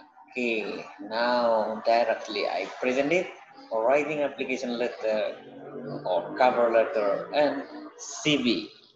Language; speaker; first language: English; non-native, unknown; Indonesian